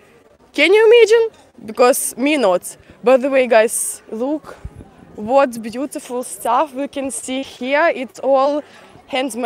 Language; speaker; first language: English; non-native, fluent; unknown